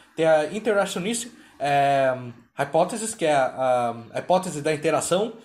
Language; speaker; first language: Portuguese; native; Portuguese